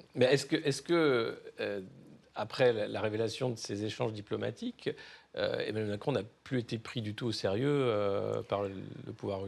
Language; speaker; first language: French; native; French